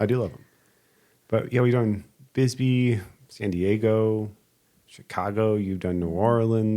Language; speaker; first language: English; native; English